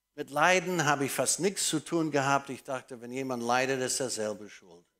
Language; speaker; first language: German; non-native, fluent; English